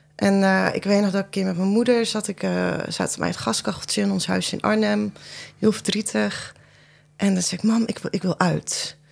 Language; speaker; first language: Dutch; early bilingual, other home language; Persian